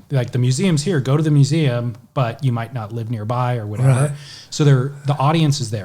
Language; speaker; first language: English; native; English